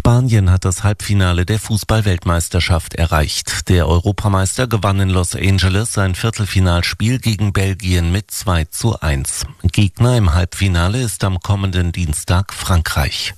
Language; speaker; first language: German; native; German